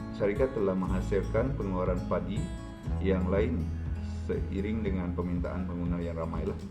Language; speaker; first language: Malay; non-native, local second language; Chinese